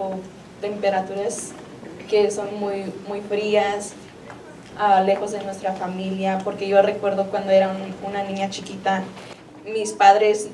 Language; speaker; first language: Spanish; early bilingual, heritage; Spanish